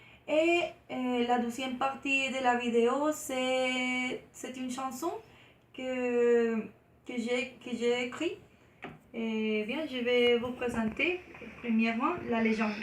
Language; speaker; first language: French; non-native, learner; Spanish